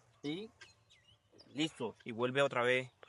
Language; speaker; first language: Spanish; native; Spanish